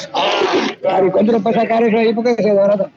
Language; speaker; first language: Spanish; native; Spanish